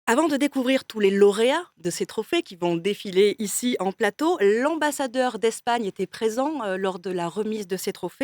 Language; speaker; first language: French; native; French